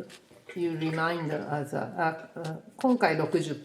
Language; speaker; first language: English; non-native, learner; Japanese